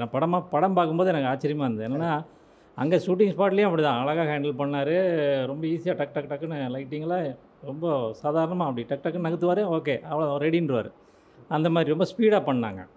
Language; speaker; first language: Tamil; native; Tamil